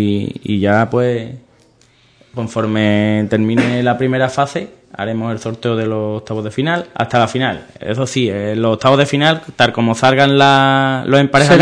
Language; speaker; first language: Spanish; native; Spanish